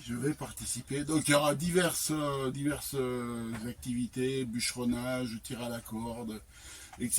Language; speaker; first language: French; native; French